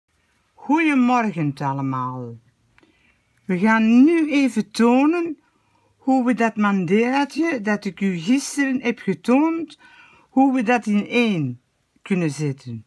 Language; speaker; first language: Dutch; native; Dutch